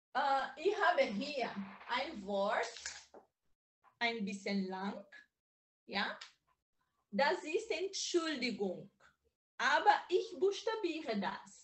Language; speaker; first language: German; non-native, learner; Portuguese